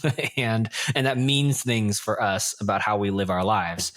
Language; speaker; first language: English; native; English